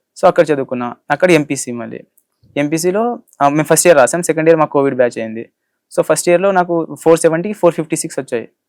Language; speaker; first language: Telugu; non-native, local second language; Lambadi